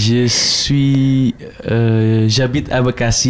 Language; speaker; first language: French; non-native, learner; Indonesian